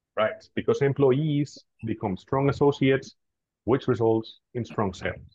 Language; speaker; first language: English; non-native, fluent; Spanish